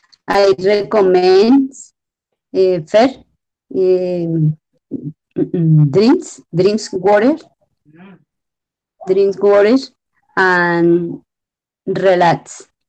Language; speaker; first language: English; non-native, learner; Spanish